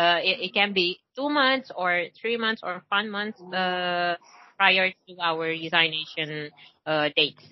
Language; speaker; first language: English; non-native, learner; Indonesian